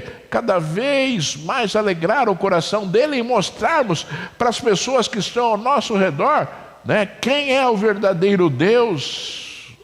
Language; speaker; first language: Portuguese; native; Portuguese